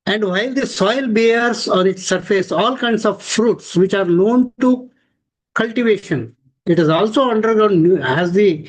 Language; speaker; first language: English; non-native, local second language; Kannada